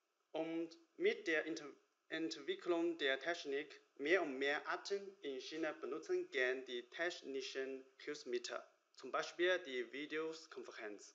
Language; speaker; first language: German; non-native, learner; Chinese